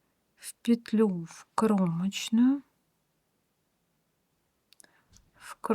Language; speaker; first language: Russian; native; Russian